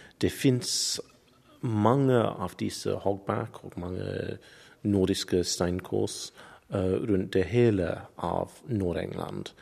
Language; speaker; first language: Norwegian; non-native, learner; English